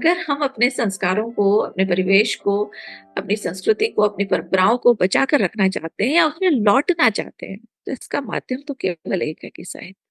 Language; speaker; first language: Hindi; native; Hindi